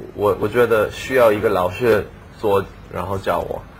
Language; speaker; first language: Chinese; non-native, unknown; English